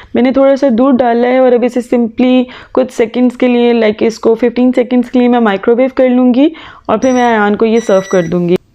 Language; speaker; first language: Urdu; native; Urdu